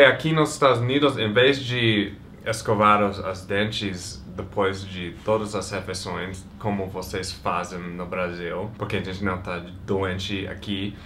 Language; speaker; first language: Portuguese; non-native, fluent; English